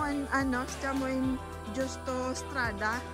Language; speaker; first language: Italian; non-native, fluent; Filipino